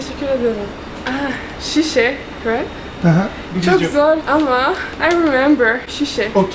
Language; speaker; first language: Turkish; non-native, learner; French